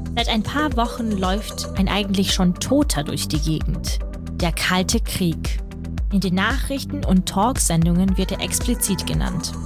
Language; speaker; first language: German; early bilingual, other home language; Russian